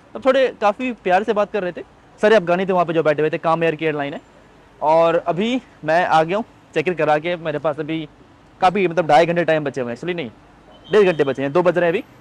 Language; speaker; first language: Hindi; native; Hindi